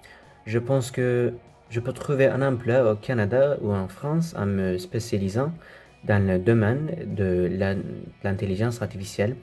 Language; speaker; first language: French; non-native, learner; Turkish